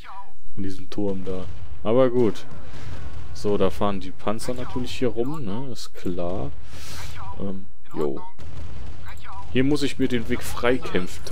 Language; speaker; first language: German; native; German